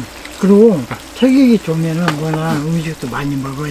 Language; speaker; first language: Korean; native; Korean